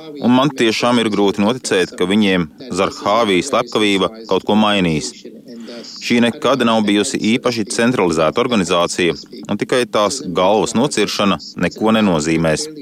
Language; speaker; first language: Latvian; native; Latvian